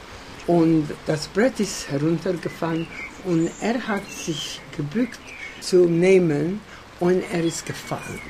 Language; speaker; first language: German; non-native, fluent; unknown